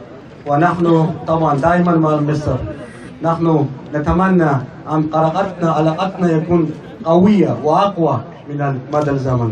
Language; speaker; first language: Arabic; non-native, fluent; Georgian